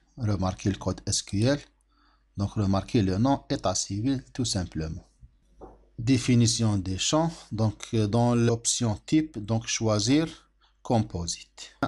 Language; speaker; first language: French; non-native, local second language; Arabic